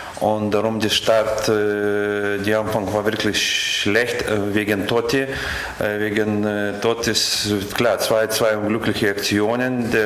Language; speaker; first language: German; non-native, learner; Lithuanian